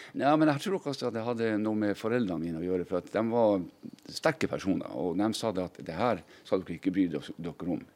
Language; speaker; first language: Norwegian; native; Norwegian